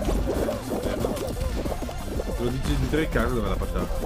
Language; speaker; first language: Italian; native; Italian